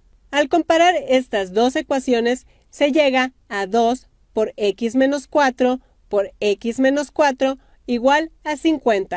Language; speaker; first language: Spanish; native; Spanish